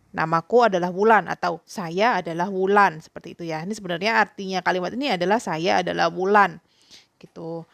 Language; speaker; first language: Indonesian; native; Indonesian